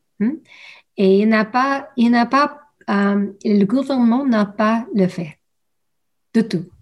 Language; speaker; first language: French; non-native, learner; English